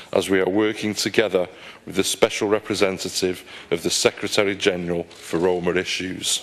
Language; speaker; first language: English; native; English